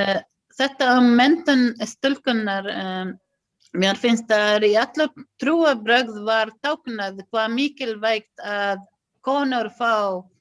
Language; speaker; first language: Icelandic; non-native, learner; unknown